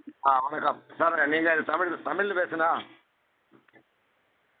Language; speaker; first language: Tamil; non-native, learner; Malayalam